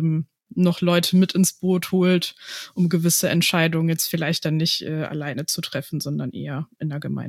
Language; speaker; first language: German; native; German